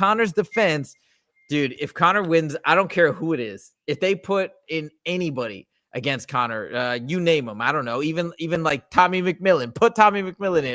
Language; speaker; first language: English; native; English